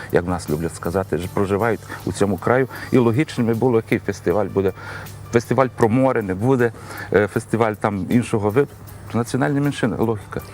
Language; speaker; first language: Ukrainian; early bilingual, heritage; Ukrainian